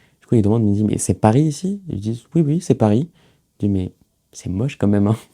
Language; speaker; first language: French; early bilingual, other home language; Arabic